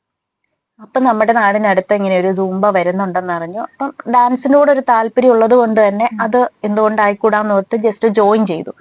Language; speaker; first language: Malayalam; native; Malayalam